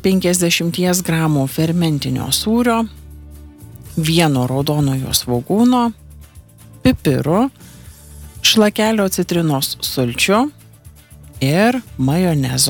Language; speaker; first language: Lithuanian; native; Lithuanian